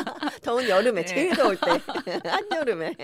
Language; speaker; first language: Korean; native; Korean